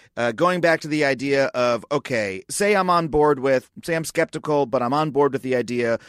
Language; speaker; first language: English; native; English